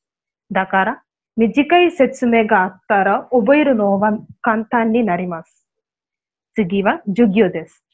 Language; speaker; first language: Japanese; non-native, learner; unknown